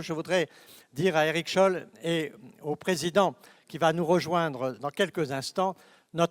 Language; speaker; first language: French; native; French